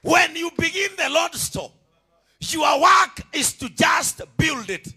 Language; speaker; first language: English; non-native, local second language; Swahili